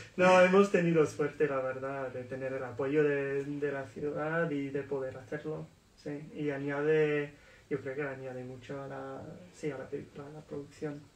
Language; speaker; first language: Spanish; non-native, fluent; English